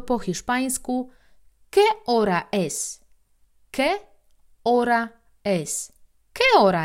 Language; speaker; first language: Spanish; non-native, fluent; Polish